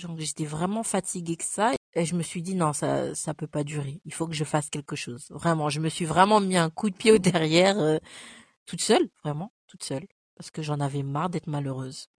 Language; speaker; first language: French; early bilingual, other home language; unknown